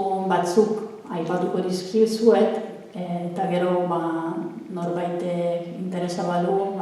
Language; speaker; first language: Basque; non-native, fluent; Italian